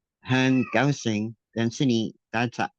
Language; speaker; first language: Chinese; non-native, learner; Filipino